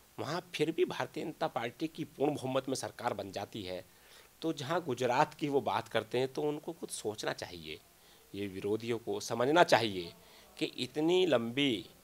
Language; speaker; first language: Hindi; native; Hindi